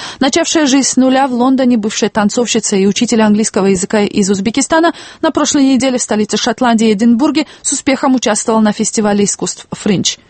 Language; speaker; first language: Russian; non-native, local second language; Tajik